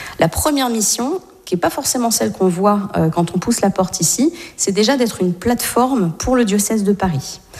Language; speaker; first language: French; native; French